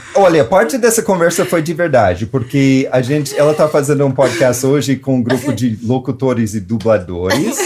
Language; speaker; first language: Portuguese; non-native, fluent; English